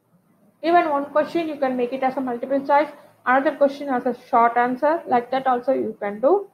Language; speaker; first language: English; non-native, local second language; Tamil